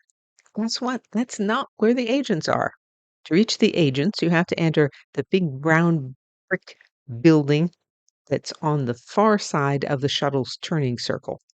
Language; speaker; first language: English; native; English